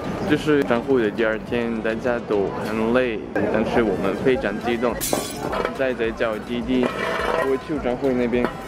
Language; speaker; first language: Chinese; non-native, fluent; Russian